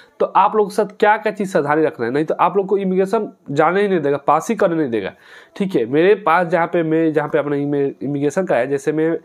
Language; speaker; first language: Hindi; native; Hindi